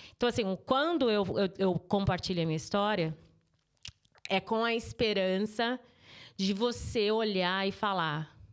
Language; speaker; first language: Portuguese; native; Portuguese